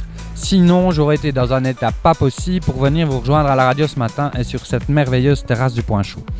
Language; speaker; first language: French; native; French